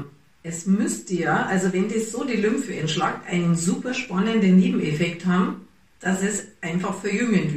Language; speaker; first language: German; native; German